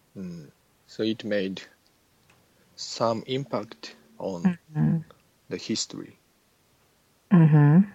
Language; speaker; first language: English; non-native, learner; Japanese